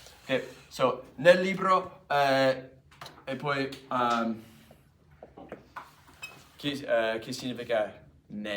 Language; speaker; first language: Italian; non-native, fluent; English